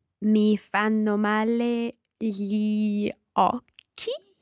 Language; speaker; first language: Italian; non-native, learner; English